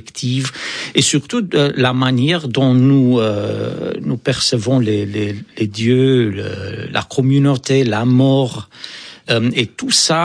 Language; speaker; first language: French; non-native, fluent; Romanian